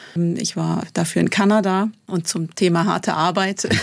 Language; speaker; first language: German; native; German